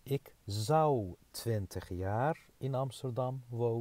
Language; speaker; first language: Dutch; non-native, fluent; Turkish